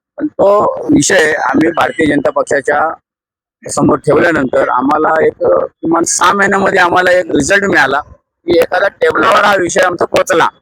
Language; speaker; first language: Marathi; non-native, local second language; Telugu